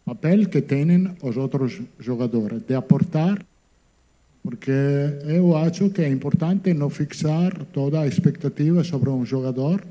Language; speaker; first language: Portuguese; non-native, learner; Italian